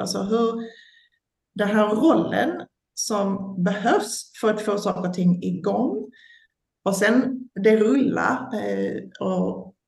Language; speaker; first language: Swedish; non-native, fluent; English